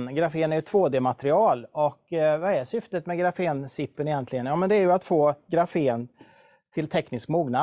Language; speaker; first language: Swedish; native; Swedish